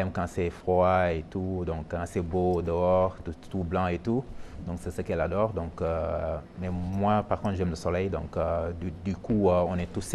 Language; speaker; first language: French; non-native, local second language; Wolof